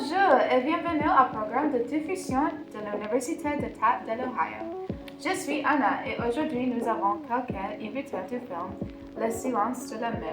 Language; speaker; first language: French; non-native, learner; English